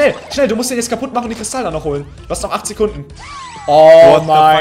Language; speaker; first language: German; native; German